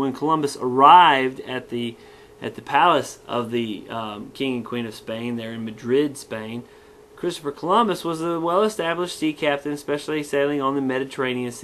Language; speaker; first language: English; native; English